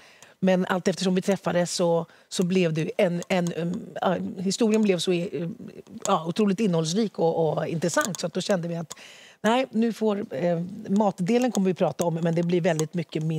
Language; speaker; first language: Swedish; early bilingual, other home language; Spanish